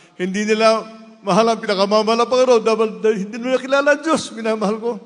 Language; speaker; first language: Filipino; native; Filipino